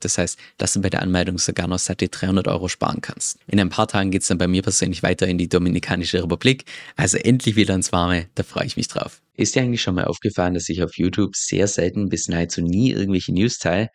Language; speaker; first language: German; native; German